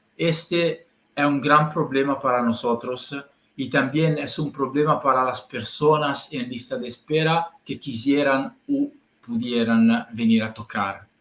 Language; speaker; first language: Spanish; non-native, learner; Italian